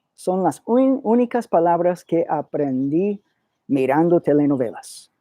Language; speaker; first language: Spanish; early bilingual, other home language; English